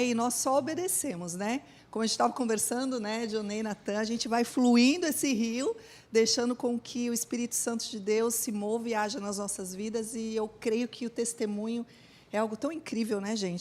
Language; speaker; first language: Portuguese; native; Portuguese